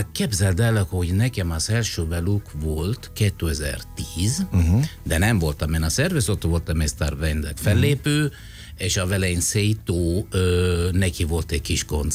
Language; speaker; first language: Hungarian; non-native, fluent; Italian